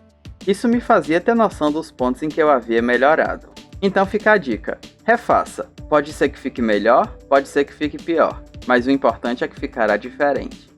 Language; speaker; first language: Portuguese; native; Portuguese